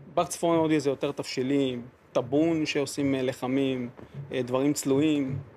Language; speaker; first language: Hebrew; early bilingual, other home language; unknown